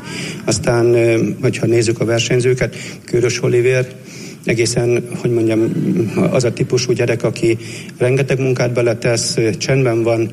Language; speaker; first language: Hungarian; native; Hungarian